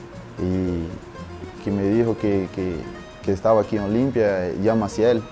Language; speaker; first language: Spanish; non-native, learner; Portuguese